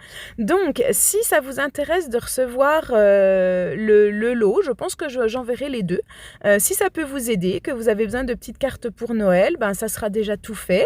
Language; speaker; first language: French; native; French